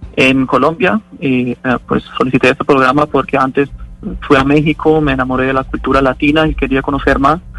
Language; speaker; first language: Spanish; non-native, fluent; German